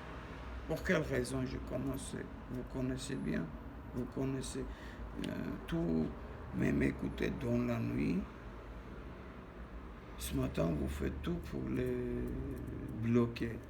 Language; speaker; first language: French; non-native, learner; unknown